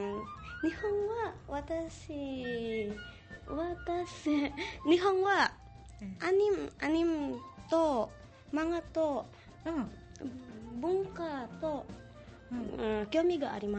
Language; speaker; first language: Japanese; non-native, learner; Indonesian